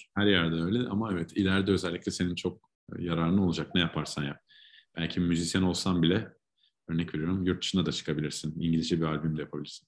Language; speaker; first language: Turkish; native; Turkish